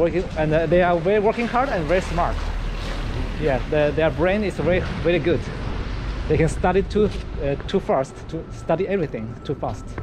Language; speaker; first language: English; non-native, learner; Chinese